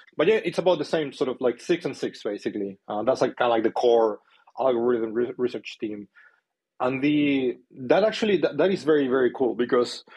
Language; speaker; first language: English; non-native, fluent; Spanish